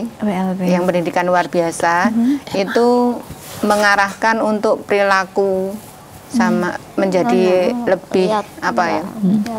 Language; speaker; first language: Indonesian; native; Indonesian